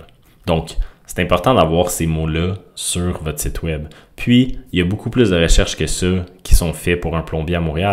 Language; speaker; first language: French; native; French